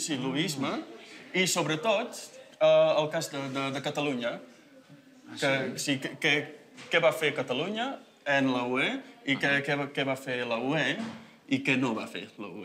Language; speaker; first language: Catalan; non-native, fluent; Dutch